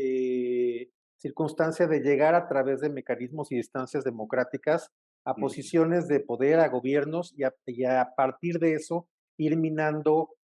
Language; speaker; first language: Spanish; native; Spanish